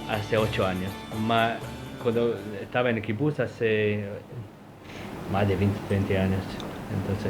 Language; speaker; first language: Spanish; non-native, fluent; Portuguese